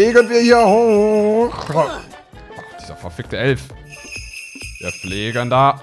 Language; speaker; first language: German; native; German